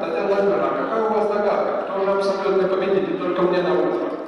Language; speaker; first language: Russian; native; Russian